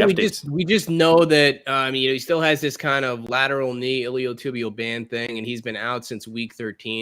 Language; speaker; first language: English; native; English